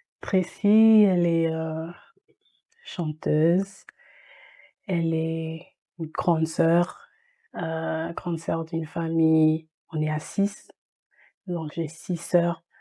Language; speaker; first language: French; early bilingual, heritage; French